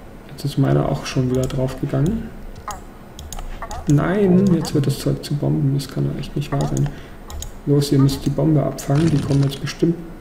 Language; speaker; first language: German; native; German